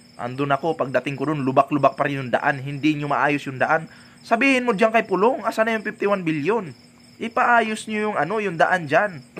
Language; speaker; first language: Filipino; non-native, local second language; Cebuano